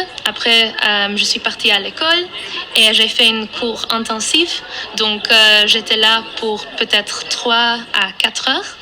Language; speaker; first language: French; non-native, fluent; Dutch